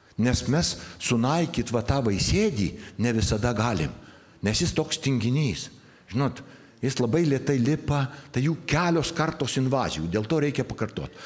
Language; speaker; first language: Lithuanian; native; Lithuanian